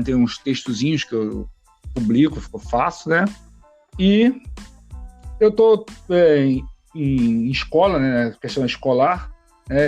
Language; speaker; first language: Portuguese; native; Portuguese